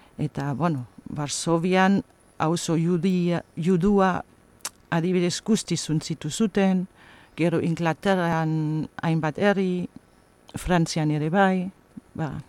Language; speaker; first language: Basque; non-native, fluent; German